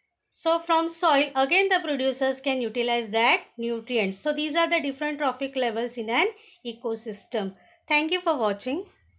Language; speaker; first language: English; non-native, local second language; Marathi